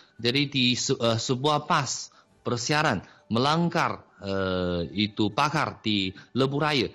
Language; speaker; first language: Malay; non-native, fluent; Chinese